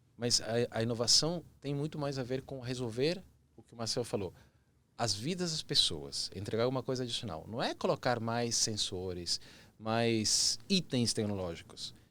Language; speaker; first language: Portuguese; early bilingual, other home language; Spanish